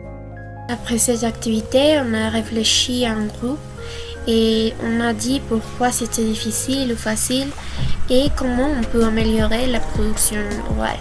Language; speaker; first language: French; non-native, fluent; Spanish